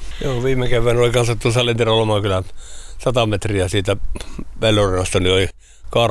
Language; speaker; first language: Finnish; native; Finnish